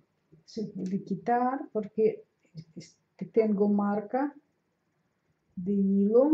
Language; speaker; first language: Spanish; non-native, learner; Russian